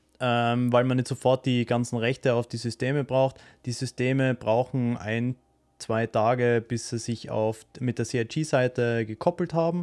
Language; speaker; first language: German; native; German